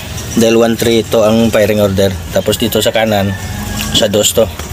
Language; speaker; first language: Filipino; non-native, local second language; Cebuano